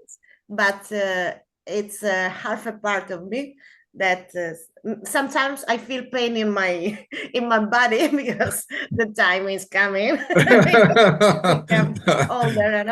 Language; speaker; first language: English; non-native, learner; Spanish